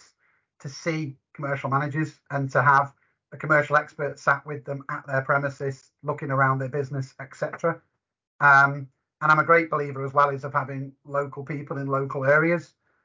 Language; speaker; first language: English; native; English